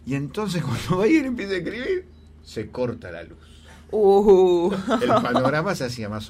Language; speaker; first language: Spanish; native; Spanish